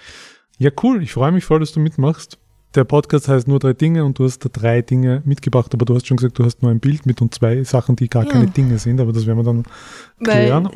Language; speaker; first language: German; native; German